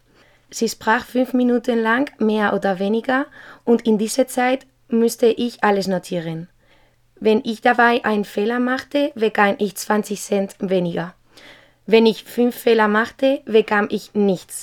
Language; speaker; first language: German; non-native, fluent; Spanish